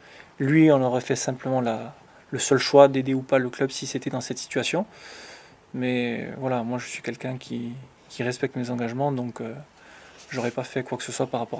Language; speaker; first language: French; native; French